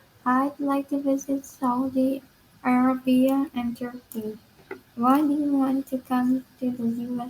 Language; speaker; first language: English; non-native, learner; Vietnamese